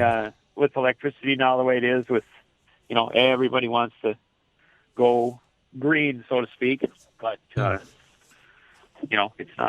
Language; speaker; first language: English; native; English